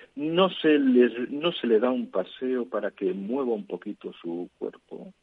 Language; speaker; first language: Spanish; native; Spanish